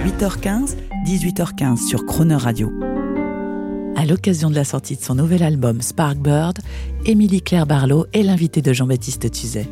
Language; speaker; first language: French; native; French